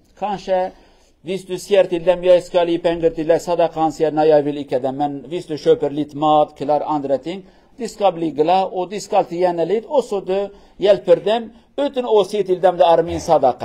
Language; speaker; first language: Norwegian; non-native, learner; Kurdish